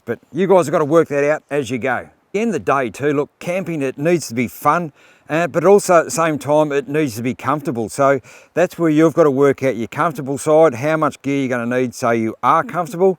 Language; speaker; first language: English; native; English